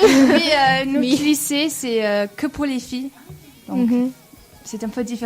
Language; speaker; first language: French; non-native, fluent; English